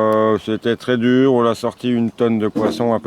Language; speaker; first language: French; native; French